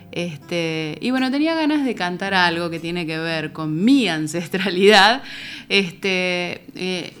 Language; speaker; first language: Spanish; native; Spanish